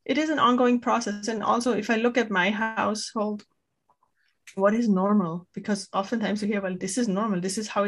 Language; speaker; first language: English; non-native, fluent; German